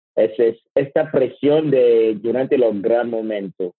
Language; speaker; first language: Spanish; non-native, learner; French